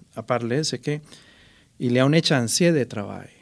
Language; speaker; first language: French; non-native, fluent; Spanish